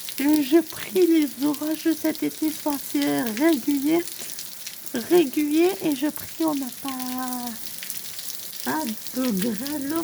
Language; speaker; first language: French; native; French